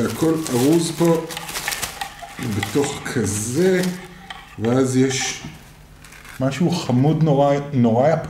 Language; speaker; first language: Hebrew; native; Hebrew